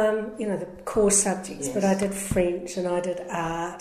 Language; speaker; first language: English; native; English